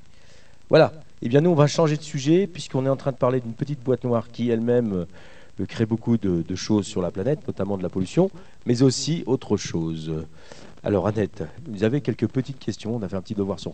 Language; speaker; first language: French; native; French